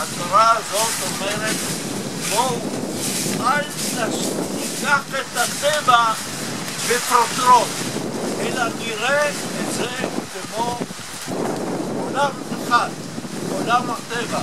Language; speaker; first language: Hebrew; non-native, fluent; Italian